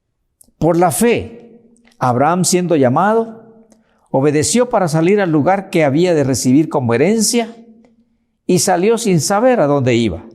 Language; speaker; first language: Spanish; native; Spanish